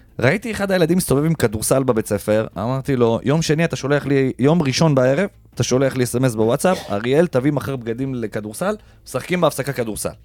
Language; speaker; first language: Hebrew; native; Hebrew